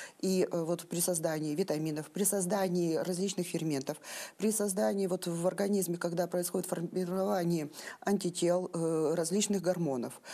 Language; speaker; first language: Russian; native; Russian